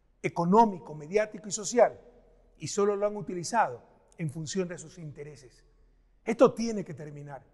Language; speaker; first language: Spanish; native; Spanish